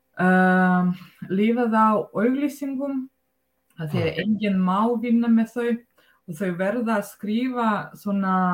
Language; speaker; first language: Icelandic; non-native, fluent; Russian